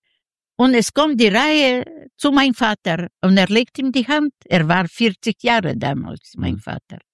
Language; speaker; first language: German; non-native, learner; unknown